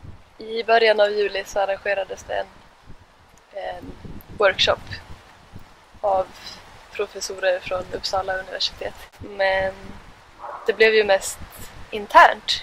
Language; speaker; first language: Swedish; native; Swedish